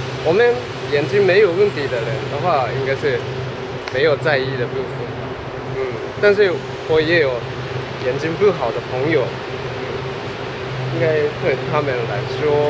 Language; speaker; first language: Chinese; non-native, fluent; Japanese